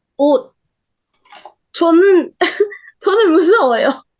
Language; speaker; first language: Korean; non-native, learner; Indonesian